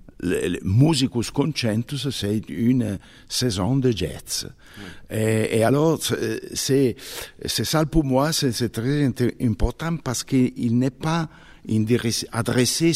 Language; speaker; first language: French; non-native, fluent; Italian